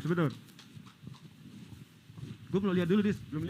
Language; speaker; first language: Indonesian; native; Indonesian